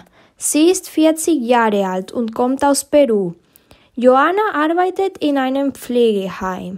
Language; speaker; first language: German; early bilingual, heritage; German